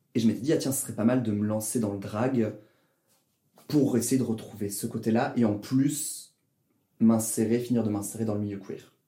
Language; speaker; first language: French; native; French